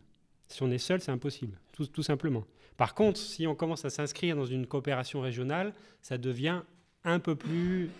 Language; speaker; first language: French; native; French